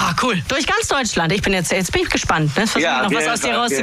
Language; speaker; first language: German; native; German